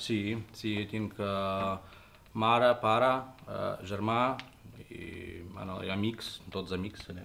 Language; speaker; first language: Catalan; non-native, learner; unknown